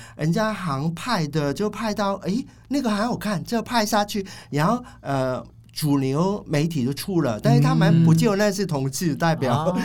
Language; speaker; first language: Chinese; non-native, fluent; Cantonese